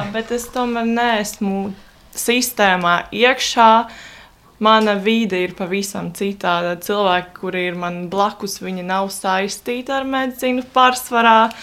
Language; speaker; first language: Latvian; non-native, local second language; Russian